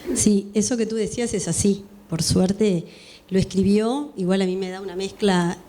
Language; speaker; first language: Spanish; native; Spanish